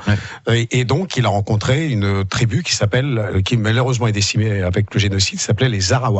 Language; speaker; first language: French; native; French